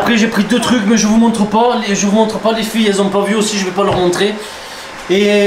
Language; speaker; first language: French; native; French